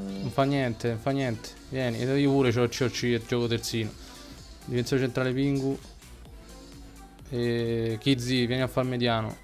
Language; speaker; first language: Italian; native; Italian